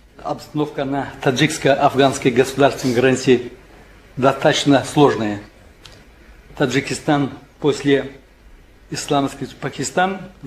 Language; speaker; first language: Russian; non-native, local second language; Tajik